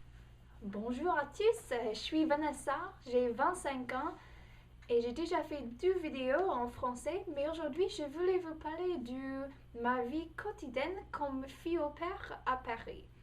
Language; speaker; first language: French; non-native, fluent; English